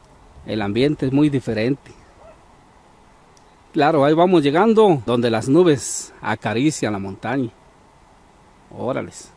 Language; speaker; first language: Spanish; native; Spanish